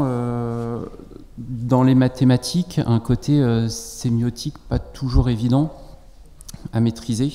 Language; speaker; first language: French; native; French